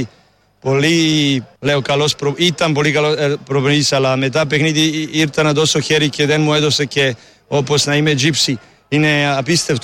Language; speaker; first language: Greek; non-native, learner; Serbian